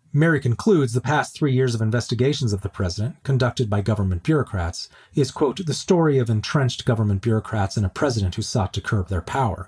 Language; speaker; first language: English; native; English